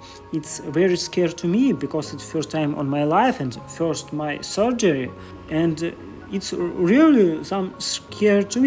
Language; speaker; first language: English; non-native, learner; Russian